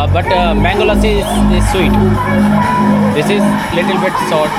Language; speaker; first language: English; non-native, learner; Hindi